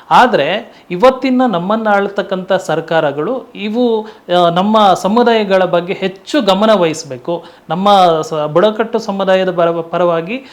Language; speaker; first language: Kannada; non-native, local second language; Tulu